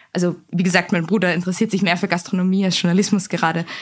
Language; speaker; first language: German; native; German